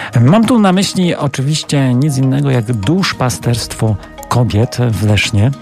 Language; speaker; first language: Polish; native; Polish